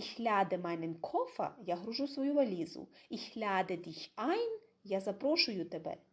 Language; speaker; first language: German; non-native, fluent; Ukrainian